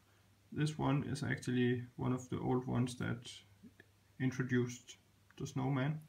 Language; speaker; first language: English; non-native, fluent; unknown